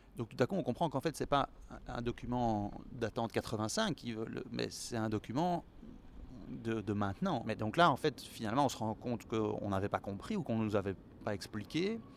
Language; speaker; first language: French; native; French